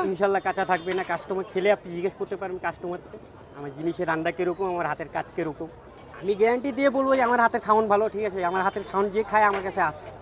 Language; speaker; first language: Bangla; non-native, local second language; Urdu